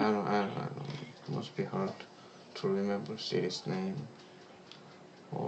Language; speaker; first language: English; non-native, learner; Korean